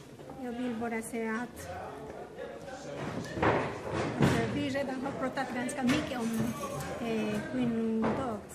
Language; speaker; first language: Swedish; non-native, learner; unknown